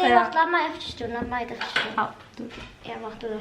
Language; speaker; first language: Dutch; early bilingual, other home language; Turkish